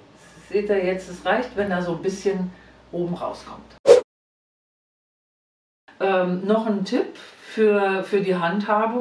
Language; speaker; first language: German; native; German